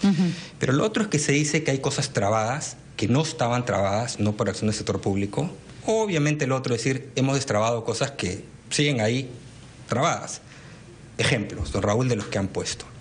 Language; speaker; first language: Spanish; native; Spanish